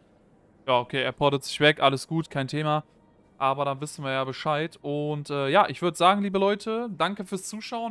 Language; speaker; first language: German; native; German